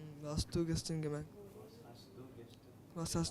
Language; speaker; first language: German; non-native, learner; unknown